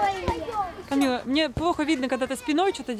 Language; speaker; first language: Russian; native; Russian